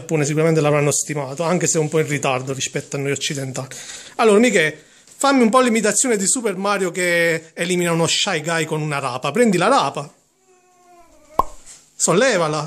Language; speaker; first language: Italian; native; Italian